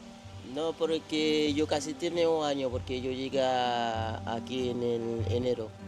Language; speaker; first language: Spanish; non-native, learner; Haitian Creole